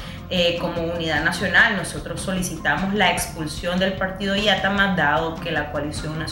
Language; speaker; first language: Spanish; native; Spanish